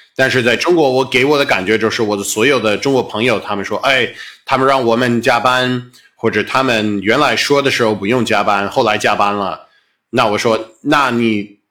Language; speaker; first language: Chinese; non-native, fluent; English